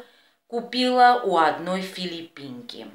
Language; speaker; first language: Russian; non-native, fluent; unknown